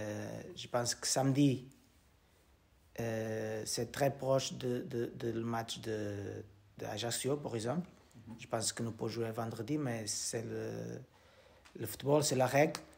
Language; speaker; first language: French; non-native, learner; Portuguese